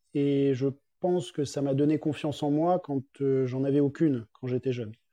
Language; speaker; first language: French; native; French